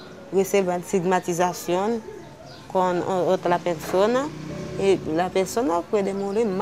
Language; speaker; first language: Spanish; non-native, learner; Haitian Creole